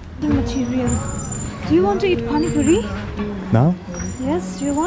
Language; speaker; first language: English; non-native, fluent; Nepali